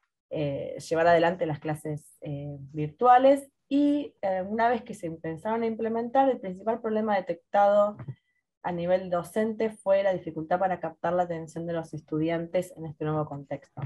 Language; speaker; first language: Spanish; native; Spanish